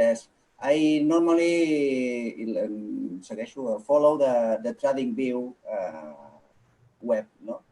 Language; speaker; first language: English; non-native, local second language; Catalan